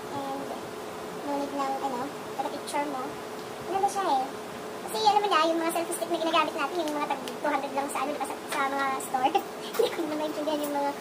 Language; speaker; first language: Filipino; non-native, local second language; Cebuano